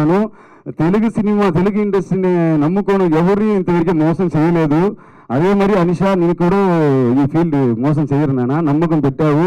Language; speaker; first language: Telugu; non-native, fluent; Tamil